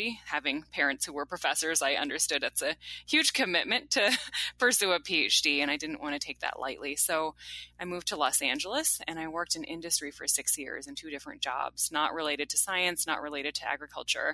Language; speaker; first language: English; native; English